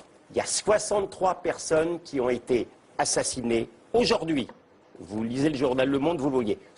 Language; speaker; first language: French; native; French